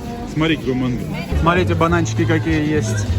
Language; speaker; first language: Russian; native; Russian